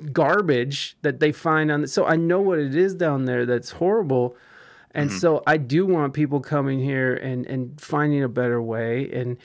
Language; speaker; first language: English; early bilingual, other home language; Spanish